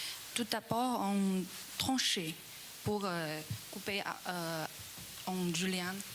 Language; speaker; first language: French; non-native, learner; Chinese